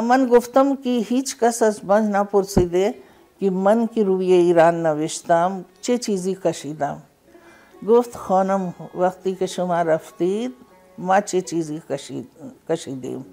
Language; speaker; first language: Persian; non-native, fluent; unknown